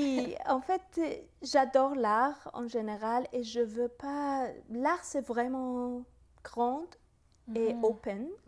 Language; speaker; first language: French; non-native, fluent; Persian